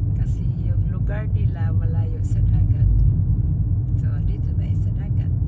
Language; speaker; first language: Filipino; native; Filipino